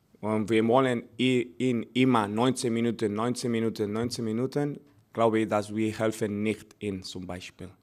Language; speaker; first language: German; non-native, learner; Spanish